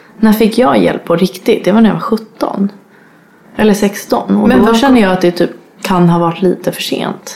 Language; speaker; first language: Swedish; native; Swedish